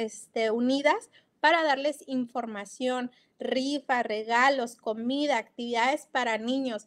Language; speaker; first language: Spanish; native; Spanish